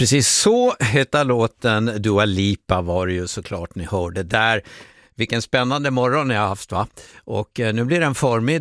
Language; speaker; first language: Swedish; native; Swedish